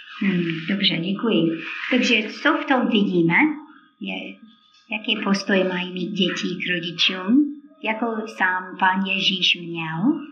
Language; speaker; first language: Czech; non-native, fluent; English